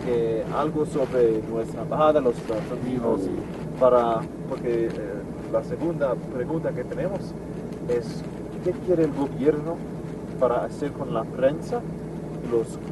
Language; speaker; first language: Spanish; non-native, learner; English